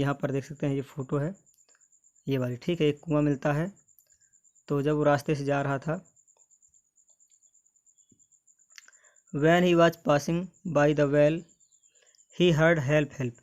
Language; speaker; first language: Hindi; native; Hindi